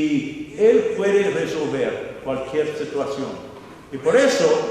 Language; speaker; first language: Spanish; non-native, fluent; English